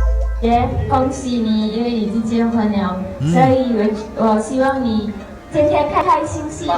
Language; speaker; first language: Chinese; non-native, local second language; Malay